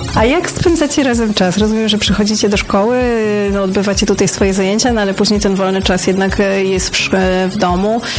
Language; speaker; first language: Polish; native; Polish